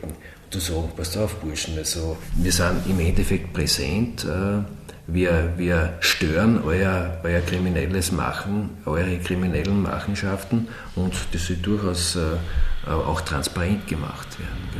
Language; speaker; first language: German; native; German